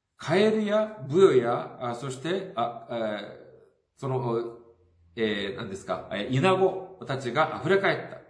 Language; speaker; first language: Japanese; non-native, fluent; Korean